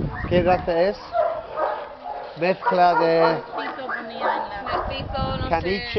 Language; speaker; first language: Spanish; non-native, learner; English